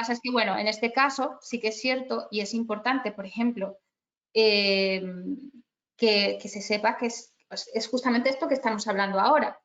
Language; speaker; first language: Spanish; native; Spanish